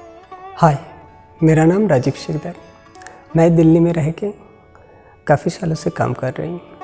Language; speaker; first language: Hindi; non-native, local second language; Bangla